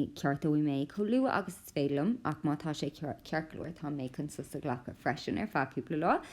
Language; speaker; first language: Irish; non-native, local second language; English